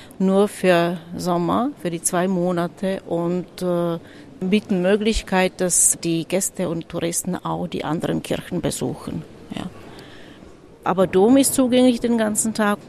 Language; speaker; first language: German; non-native, fluent; Czech